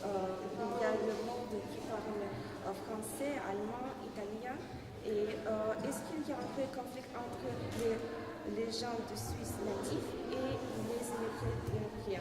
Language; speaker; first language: French; non-native, learner; Russian